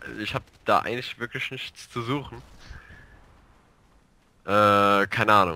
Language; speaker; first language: German; native; German